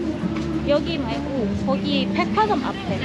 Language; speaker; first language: Korean; non-native, learner; Thai